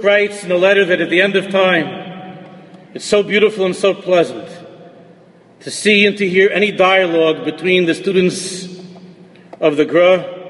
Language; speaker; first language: English; native; English